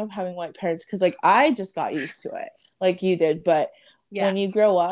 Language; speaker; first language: English; native; English